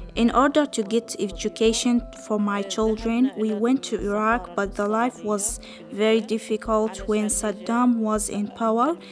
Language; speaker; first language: English; non-native, fluent; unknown